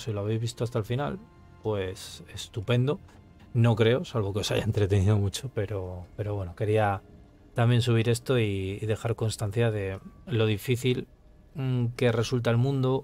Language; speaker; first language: Spanish; native; Spanish